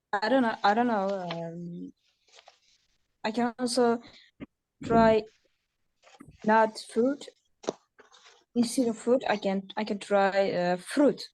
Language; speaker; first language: English; non-native, learner; Uzbek